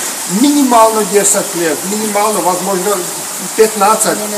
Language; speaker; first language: Russian; non-native, fluent; Czech